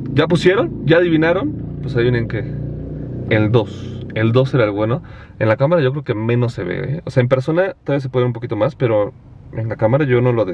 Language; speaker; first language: Spanish; native; Spanish